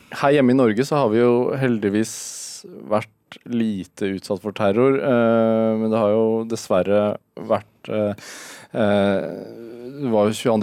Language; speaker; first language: Norwegian; native; Norwegian